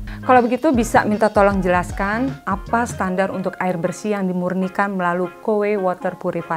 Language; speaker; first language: Indonesian; native; Indonesian